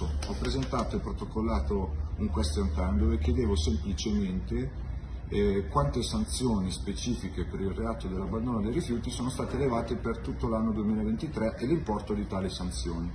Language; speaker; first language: Italian; native; Italian